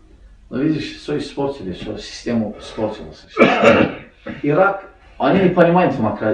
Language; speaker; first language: Russian; non-native, learner; Azerbaijani